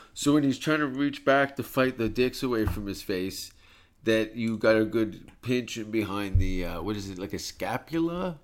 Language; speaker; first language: English; native; English